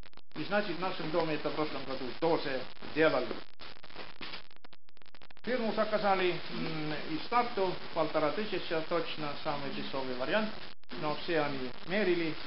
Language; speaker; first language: Russian; non-native, local second language; Estonian